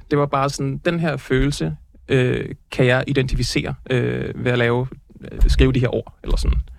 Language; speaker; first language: Danish; native; Danish